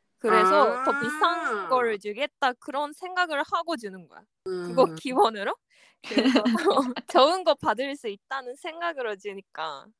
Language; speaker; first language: Korean; non-native, fluent; Japanese